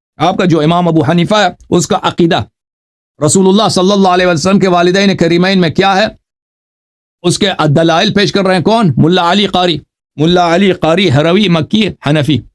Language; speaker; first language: Urdu; non-native, fluent; Persian